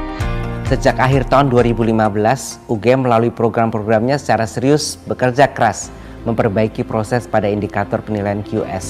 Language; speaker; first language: Indonesian; native; Indonesian